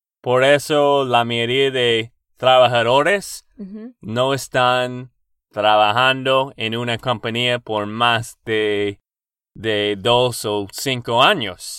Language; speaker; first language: Spanish; non-native, learner; English